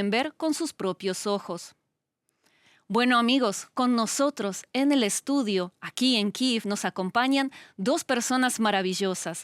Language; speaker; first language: Spanish; non-native, fluent; Ukrainian